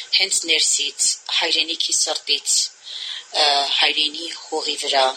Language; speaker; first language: Armenian; early bilingual, heritage; Armenian